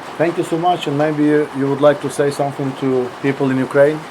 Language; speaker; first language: English; non-native, learner; Ukrainian